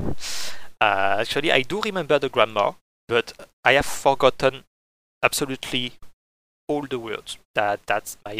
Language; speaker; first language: English; non-native, fluent; French